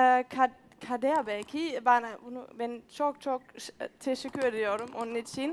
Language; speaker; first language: Turkish; non-native, learner; German